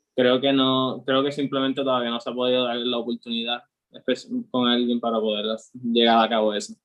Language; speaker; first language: Spanish; native; Spanish